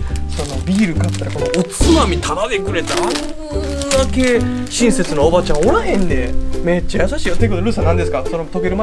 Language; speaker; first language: Japanese; native; Japanese